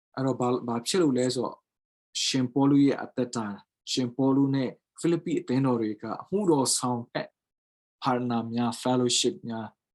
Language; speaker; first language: Burmese; non-native, local second language; Tedim Chin